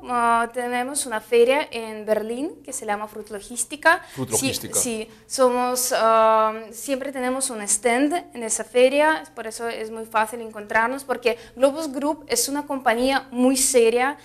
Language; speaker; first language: Spanish; non-native, fluent; Russian